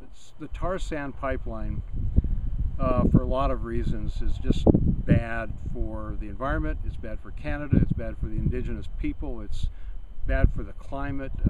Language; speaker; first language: English; native; English